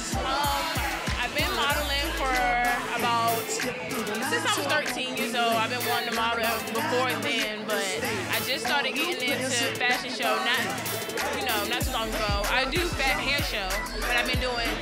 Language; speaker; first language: English; native; English